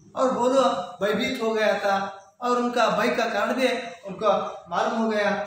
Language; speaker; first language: Hindi; non-native, local second language; Kannada